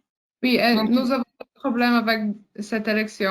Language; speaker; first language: French; non-native, learner; Polish